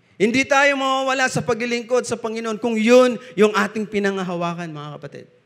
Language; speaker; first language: Filipino; non-native, local second language; Bikol